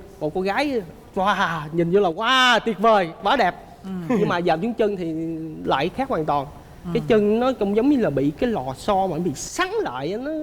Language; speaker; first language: Vietnamese; native; Vietnamese